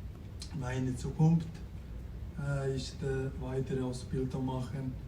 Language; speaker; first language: German; non-native, learner; Tibetan